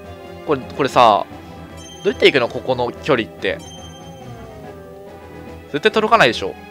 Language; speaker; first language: Japanese; native; Japanese